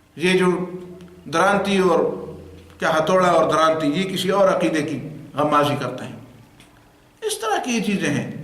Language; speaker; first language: Urdu; non-native, local second language; Pashto